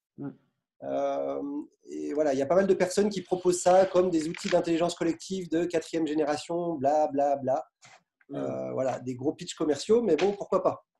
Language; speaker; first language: French; native; French